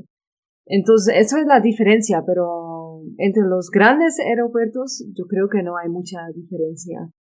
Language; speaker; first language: Spanish; non-native, fluent; Dutch